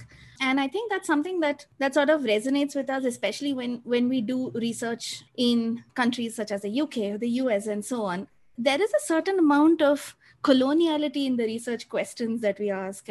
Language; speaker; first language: English; non-native, local second language; Malayalam